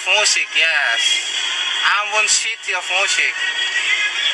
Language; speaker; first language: English; non-native, learner; Indonesian